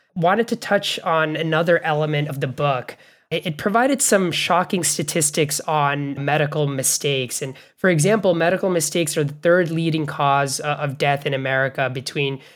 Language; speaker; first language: English; non-native, local second language; Bangla